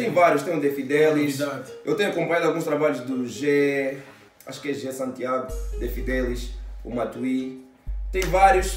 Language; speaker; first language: Portuguese; native; Portuguese